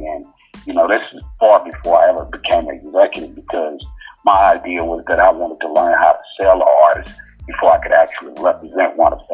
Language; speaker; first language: English; native; English